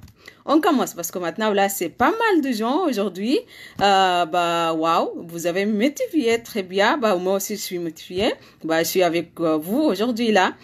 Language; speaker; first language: French; non-native, learner; Arabic